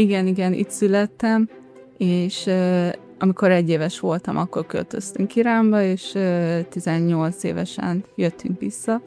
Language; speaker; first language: Hungarian; early bilingual, other home language; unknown